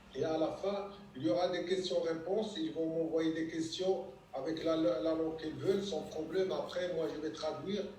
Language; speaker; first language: French; non-native, local second language; Arabic